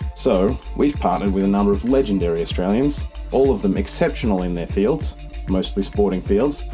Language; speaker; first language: English; native; English